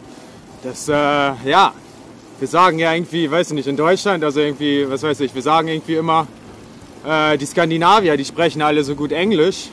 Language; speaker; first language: German; native; German